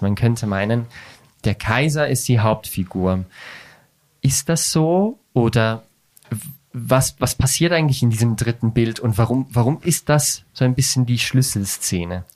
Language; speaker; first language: German; native; German